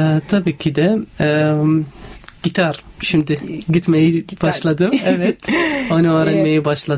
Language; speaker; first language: Turkish; non-native, learner; Arabic